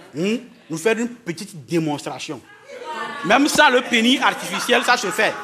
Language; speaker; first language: French; non-native, local second language; Ewe